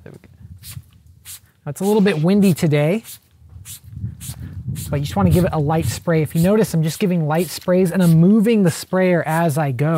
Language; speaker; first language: English; native; English